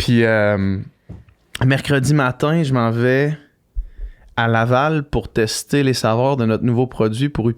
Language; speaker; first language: French; native; French